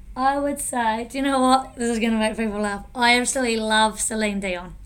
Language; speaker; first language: English; native; English